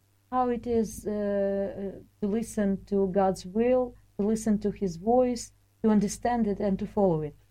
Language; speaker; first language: English; non-native, fluent; Ukrainian